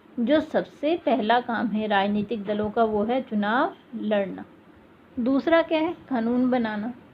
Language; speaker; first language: Hindi; native; Hindi